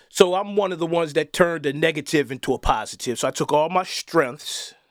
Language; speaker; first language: English; native; English